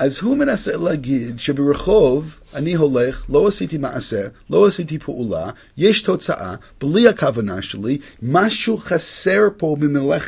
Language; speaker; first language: Hebrew; non-native, fluent; English